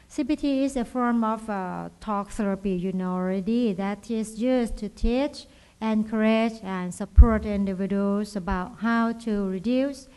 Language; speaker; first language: English; non-native, learner; Thai